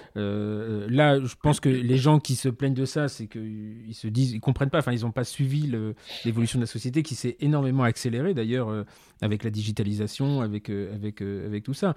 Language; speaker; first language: French; native; French